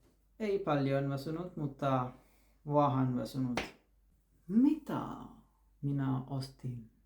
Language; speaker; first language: Finnish; non-native, learner; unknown